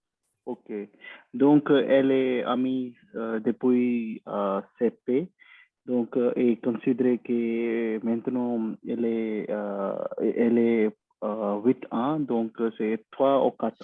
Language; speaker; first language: French; non-native, learner; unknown